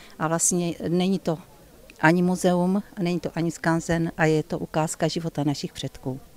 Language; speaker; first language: Czech; native; Czech